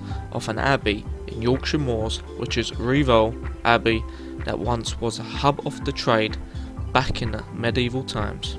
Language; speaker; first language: English; non-native, fluent; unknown